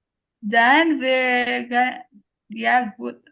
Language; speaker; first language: German; non-native, learner; Filipino